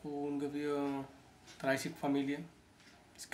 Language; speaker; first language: German; non-native, learner; Sinhala